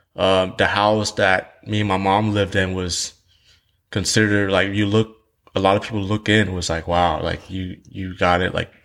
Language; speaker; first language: English; early bilingual, other home language; Vietnamese